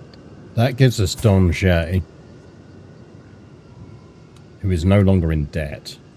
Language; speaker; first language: English; native; English